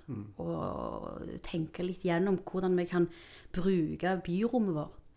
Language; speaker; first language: Norwegian; early bilingual, other home language; Spanish